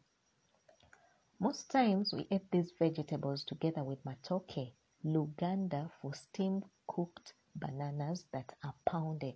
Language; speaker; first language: English; non-native, local second language; Luyia